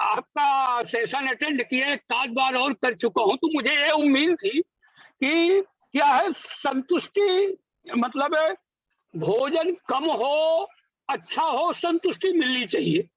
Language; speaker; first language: Hindi; native; Hindi